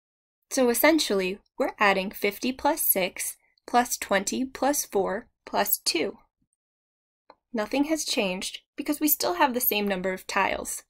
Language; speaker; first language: English; native; English